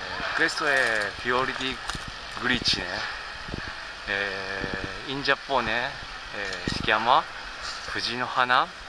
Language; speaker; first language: Italian; non-native, learner; Japanese